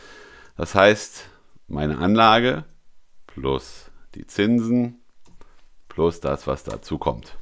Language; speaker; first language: German; native; German